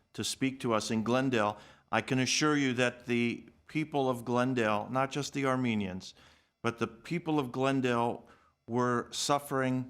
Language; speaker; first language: English; early bilingual, other home language; Armenian